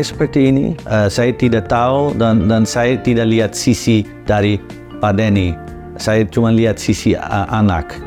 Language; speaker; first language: Indonesian; non-native, learner; Dutch